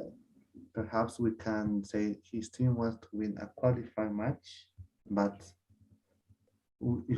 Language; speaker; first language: English; non-native, learner; Spanish